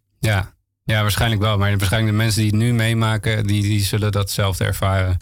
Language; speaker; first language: Dutch; native; Dutch